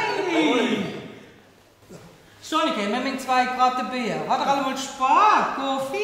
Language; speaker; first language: Dutch; native; Dutch